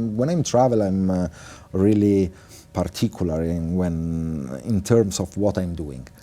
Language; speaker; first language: English; non-native, fluent; Italian